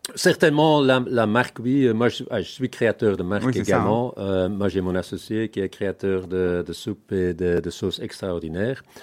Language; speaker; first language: French; non-native, fluent; Dutch